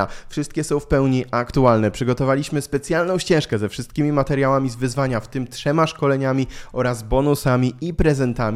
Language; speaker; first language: Polish; native; Polish